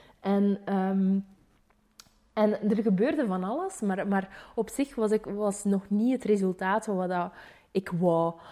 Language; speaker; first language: Dutch; native; Dutch